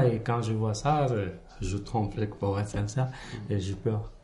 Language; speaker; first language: French; non-native, learner; Punjabi